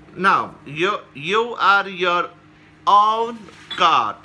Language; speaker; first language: English; non-native, learner; Icelandic